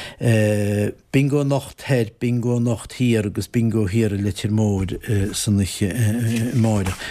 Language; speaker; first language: Irish; native; Irish